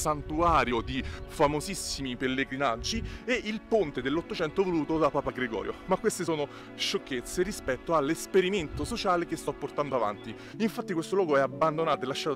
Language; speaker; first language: Italian; native; Italian